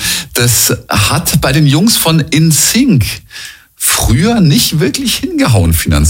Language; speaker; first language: German; native; German